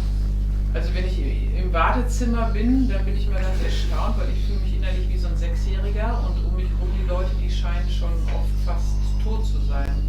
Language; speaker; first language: German; native; German